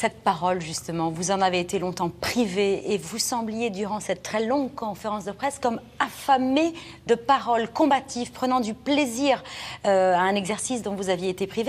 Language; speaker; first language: French; native; French